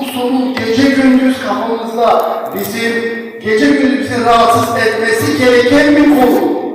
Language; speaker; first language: Turkish; non-native, fluent; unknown